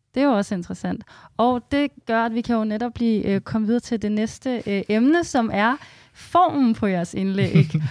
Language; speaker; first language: Danish; native; Danish